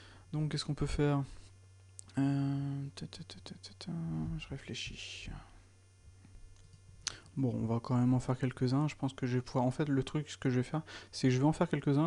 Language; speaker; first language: French; native; French